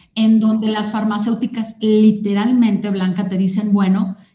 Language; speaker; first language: Spanish; native; Spanish